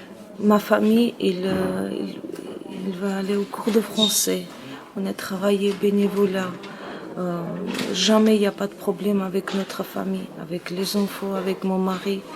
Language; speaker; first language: French; non-native, learner; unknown